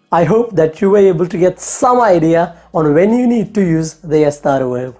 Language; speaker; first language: English; non-native, local second language; Hindi